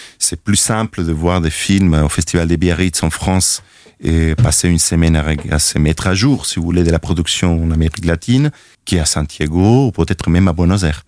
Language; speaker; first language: French; non-native, fluent; Spanish